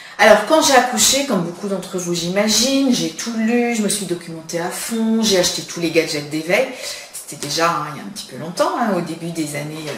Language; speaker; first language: French; native; French